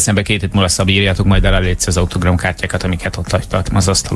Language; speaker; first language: Hungarian; native; Hungarian